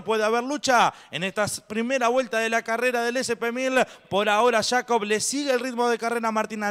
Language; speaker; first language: Spanish; native; Spanish